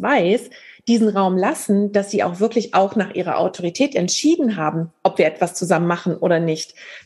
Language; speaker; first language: German; native; German